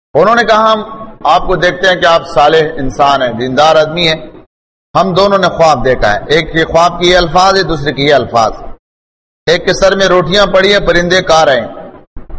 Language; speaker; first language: Urdu; non-native, local second language; Pashto